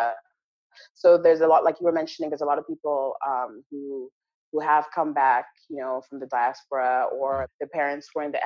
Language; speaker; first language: English; native; English